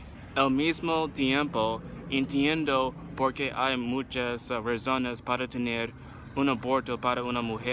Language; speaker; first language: Spanish; non-native, learner; English